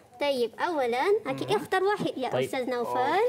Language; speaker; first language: Arabic; non-native, fluent; Malay